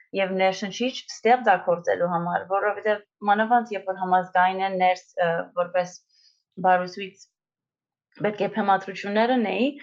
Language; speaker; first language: Armenian; early bilingual, heritage; Armenian